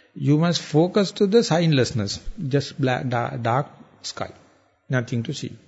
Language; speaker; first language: English; non-native, local second language; Sinhala